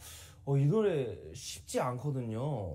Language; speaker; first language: Korean; native; Korean